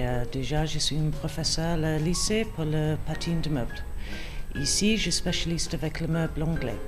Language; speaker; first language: French; non-native, learner; English